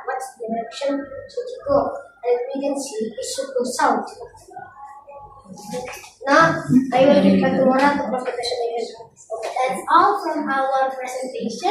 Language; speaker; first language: English; non-native, learner; Indonesian